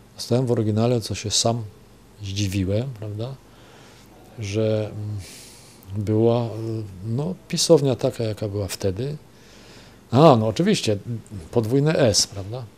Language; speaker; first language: Polish; non-native, local second language; German